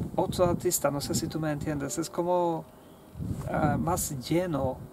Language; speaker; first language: Spanish; non-native, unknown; Polish